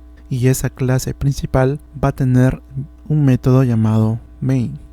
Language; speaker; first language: Spanish; native; Spanish